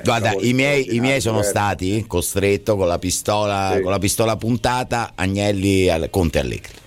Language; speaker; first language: Italian; native; Italian